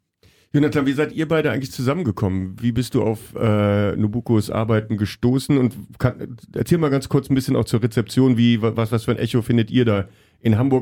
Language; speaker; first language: German; native; German